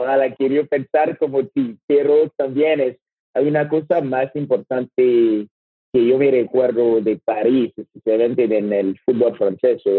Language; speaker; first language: Spanish; non-native, learner; French